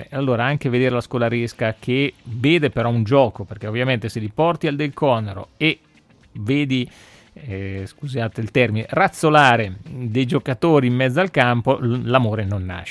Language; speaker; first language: Italian; native; Italian